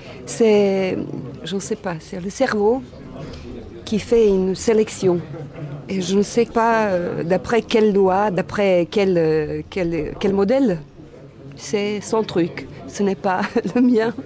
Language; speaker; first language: French; non-native, fluent; Bosnian